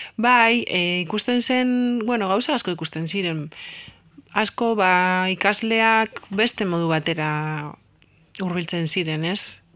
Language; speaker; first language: Basque; native; Basque